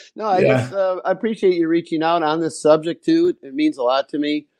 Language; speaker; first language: English; native; English